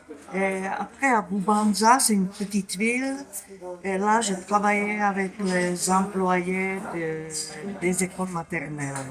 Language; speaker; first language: French; non-native, fluent; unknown